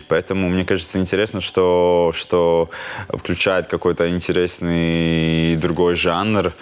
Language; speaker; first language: Russian; non-native, local second language; Latvian